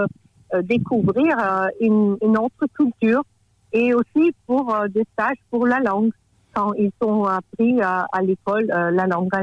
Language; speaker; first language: French; non-native, fluent; German